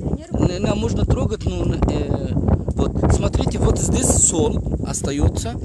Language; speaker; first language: Russian; non-native, learner; Arabic